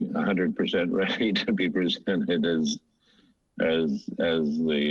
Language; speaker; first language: English; native; English